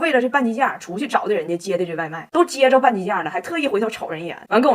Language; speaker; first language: Chinese; native; Chinese